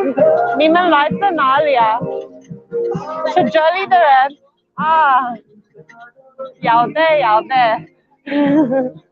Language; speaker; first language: Chinese; non-native, learner; Afrikaans